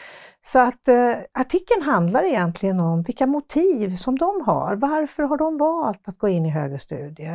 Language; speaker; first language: Swedish; native; Swedish